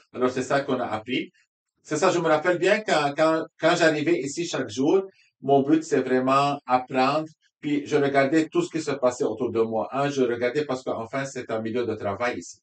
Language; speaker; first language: French; non-native, local second language; Arabic